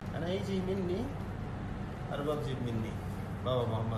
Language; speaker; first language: Arabic; non-native, learner; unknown